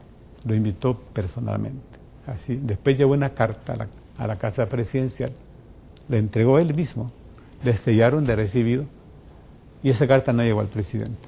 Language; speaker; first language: Spanish; native; Spanish